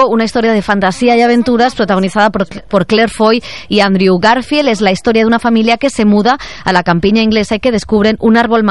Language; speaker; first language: Spanish; native; Spanish